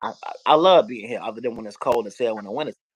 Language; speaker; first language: English; native; English